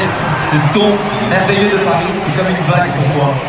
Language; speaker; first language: French; native; French